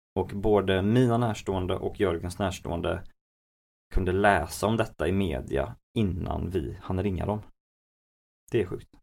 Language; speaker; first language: Swedish; native; Swedish